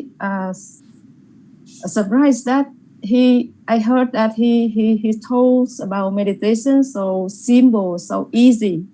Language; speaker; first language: English; non-native, learner; Vietnamese